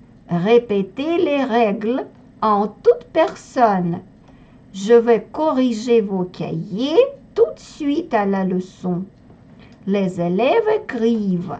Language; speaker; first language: French; non-native, fluent; Russian